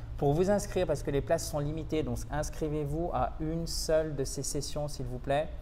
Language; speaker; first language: French; native; French